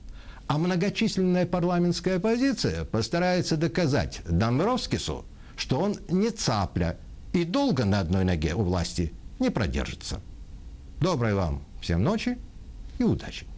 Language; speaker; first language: Russian; native; Russian